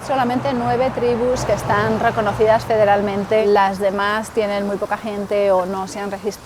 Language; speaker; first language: Spanish; native; Spanish